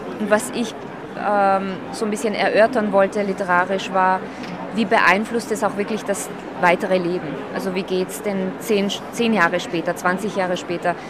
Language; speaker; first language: German; early bilingual, other home language; Slovak